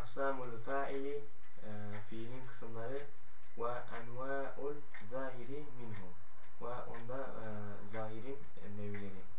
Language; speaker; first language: Arabic; non-native, learner; Turkish